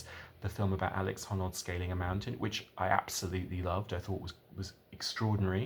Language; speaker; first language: English; native; English